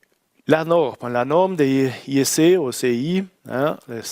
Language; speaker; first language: French; non-native, learner; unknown